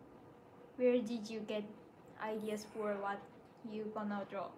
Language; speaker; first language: English; non-native, learner; Korean